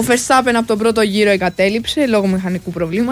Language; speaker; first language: Greek; native; Greek